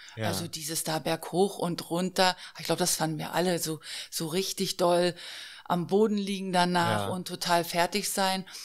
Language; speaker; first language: German; native; German